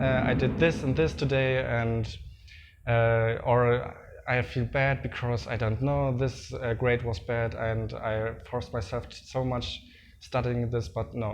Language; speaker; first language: English; non-native, fluent; German